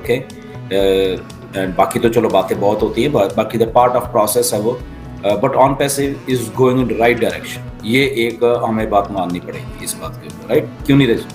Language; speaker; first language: Hindi; native; Hindi